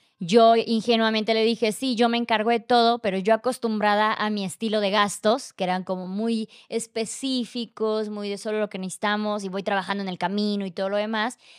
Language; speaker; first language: Spanish; native; Spanish